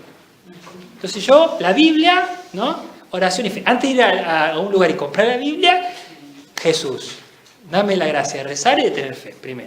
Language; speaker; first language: Spanish; native; Spanish